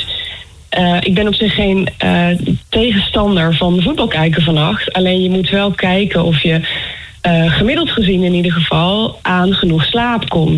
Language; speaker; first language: Dutch; native; Dutch